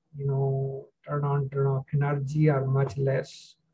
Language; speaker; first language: English; non-native, local second language; Hindi